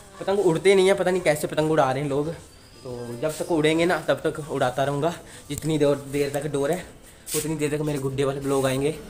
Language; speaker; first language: Hindi; non-native, local second language; Punjabi